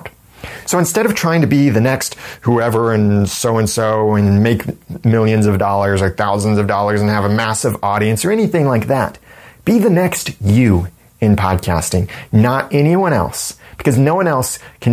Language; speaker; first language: English; native; English